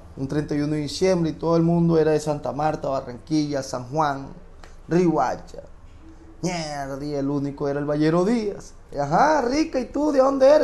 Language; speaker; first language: Spanish; native; Spanish